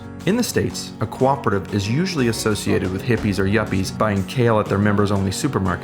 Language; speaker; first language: English; native; English